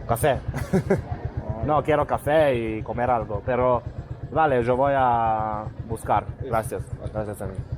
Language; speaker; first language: Spanish; non-native, learner; Hebrew